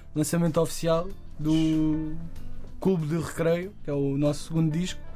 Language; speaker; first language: Portuguese; native; Portuguese